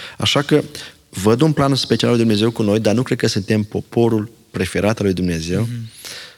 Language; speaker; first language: Romanian; non-native, local second language; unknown